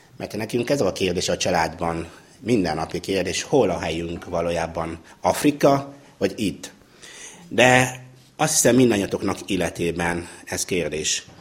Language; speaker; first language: Hungarian; non-native, fluent; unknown